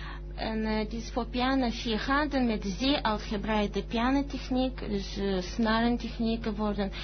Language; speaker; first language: Dutch; non-native, fluent; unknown